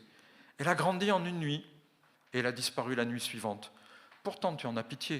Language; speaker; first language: French; native; French